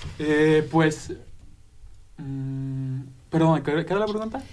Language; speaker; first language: Spanish; non-native, learner; English